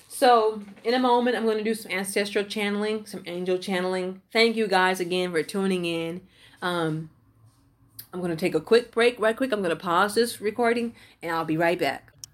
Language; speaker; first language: English; native; English